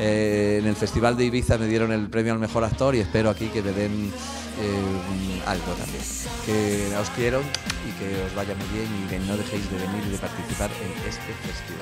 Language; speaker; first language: Spanish; native; Spanish